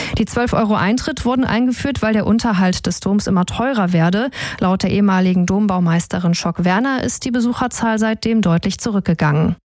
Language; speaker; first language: German; native; German